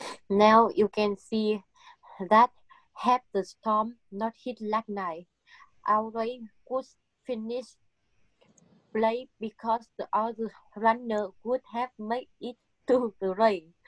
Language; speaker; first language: English; non-native, learner; Vietnamese